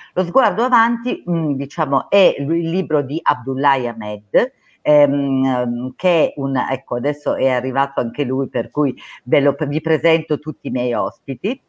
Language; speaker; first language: Italian; native; Italian